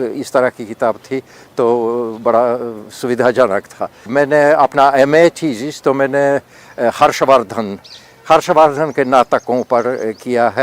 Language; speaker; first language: Hindi; non-native, fluent; Polish